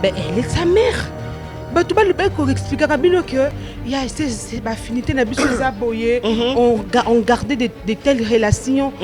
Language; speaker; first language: French; non-native, local second language; Lingala